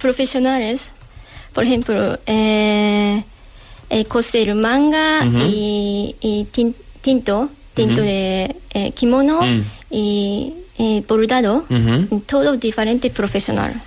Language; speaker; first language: Spanish; non-native, learner; Japanese